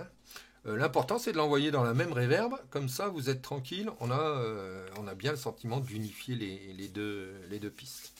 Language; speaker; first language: French; native; French